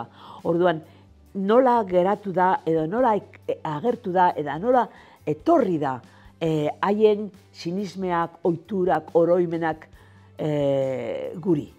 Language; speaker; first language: Basque; non-native, local second language; Spanish